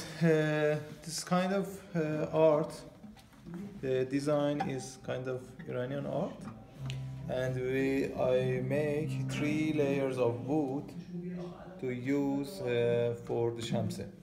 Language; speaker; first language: English; non-native, learner; Persian